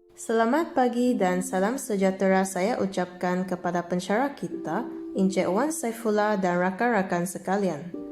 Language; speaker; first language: Malay; non-native, local second language; Chinese